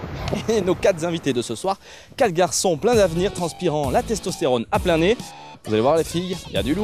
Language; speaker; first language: French; native; French